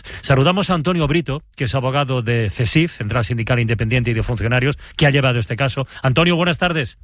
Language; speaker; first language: Spanish; native; Spanish